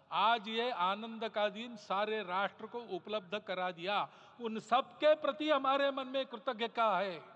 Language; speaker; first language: Hindi; non-native, local second language; Marathi